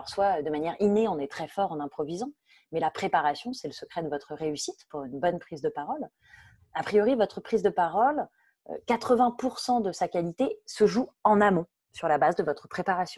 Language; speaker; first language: French; native; French